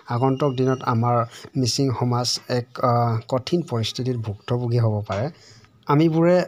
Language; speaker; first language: Assamese; non-native, local second language; Mising